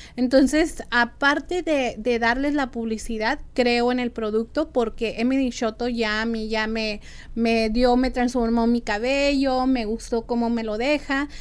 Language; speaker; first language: Spanish; native; Spanish